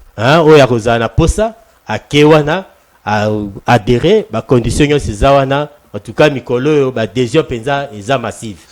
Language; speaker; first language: Lingala; native; Lingala